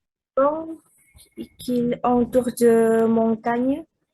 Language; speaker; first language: French; non-native, learner; Indonesian